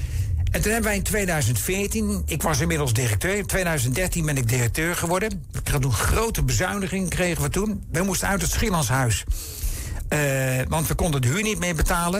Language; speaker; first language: Dutch; native; Dutch